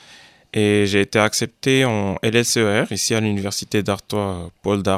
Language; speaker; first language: French; non-native, local second language; Arabic